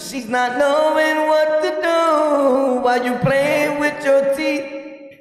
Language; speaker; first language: English; early bilingual, other home language; Spanish